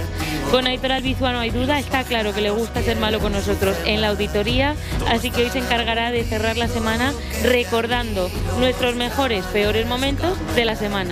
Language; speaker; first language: Spanish; native; Spanish